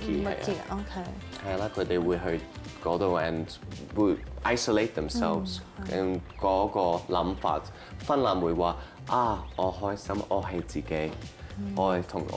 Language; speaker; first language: Cantonese; non-native, local second language; French